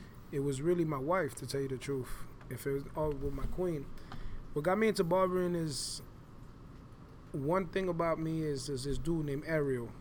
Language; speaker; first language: English; early bilingual, other home language; Spanish